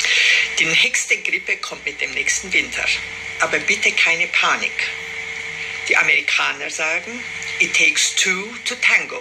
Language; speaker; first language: German; non-native, fluent; Romanian